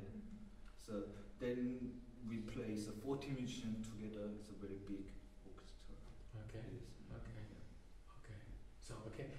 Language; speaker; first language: English; non-native, learner; Korean